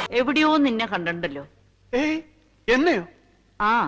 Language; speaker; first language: Malayalam; native; Malayalam